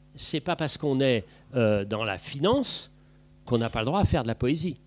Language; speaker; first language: French; native; French